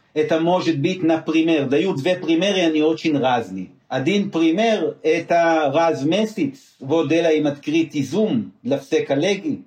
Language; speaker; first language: Russian; non-native, learner; Hebrew